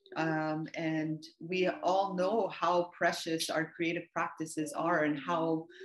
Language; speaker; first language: English; native; English